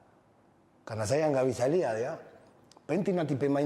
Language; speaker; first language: Indonesian; non-native, fluent; Spanish